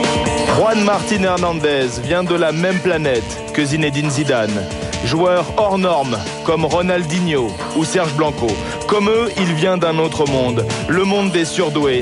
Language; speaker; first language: French; native; French